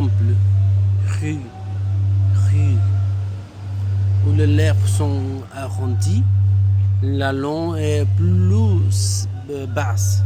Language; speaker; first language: French; non-native, learner; Spanish